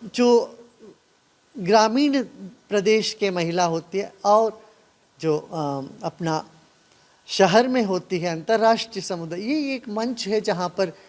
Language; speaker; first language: Hindi; non-native, local second language; Kannada